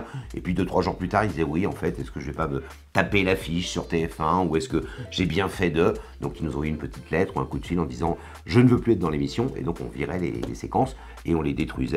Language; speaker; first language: French; native; French